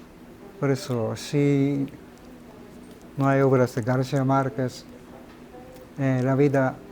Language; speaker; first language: Spanish; non-native, fluent; Japanese